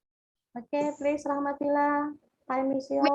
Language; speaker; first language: English; non-native, fluent; Indonesian